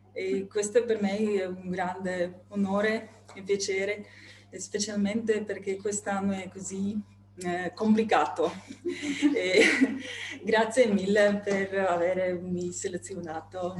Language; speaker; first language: Italian; non-native, fluent; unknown